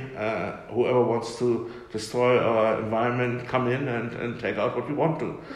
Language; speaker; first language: English; non-native, fluent; German